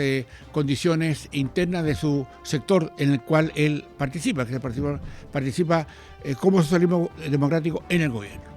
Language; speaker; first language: Spanish; native; Spanish